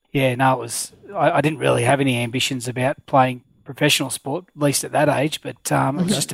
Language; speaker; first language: English; native; English